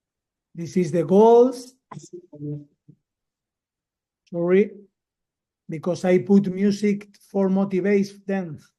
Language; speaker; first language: English; non-native, learner; Spanish